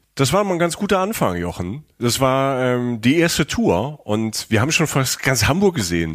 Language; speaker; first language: German; native; German